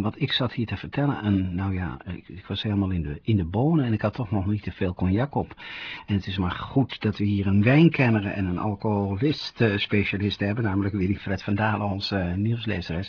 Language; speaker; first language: Dutch; native; Dutch